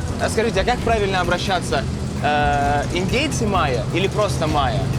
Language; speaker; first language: Russian; native; Russian